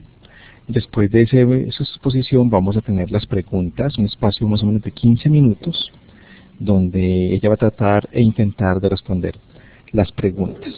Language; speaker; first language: Spanish; native; Spanish